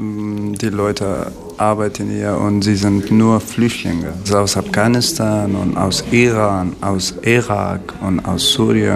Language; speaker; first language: German; non-native, fluent; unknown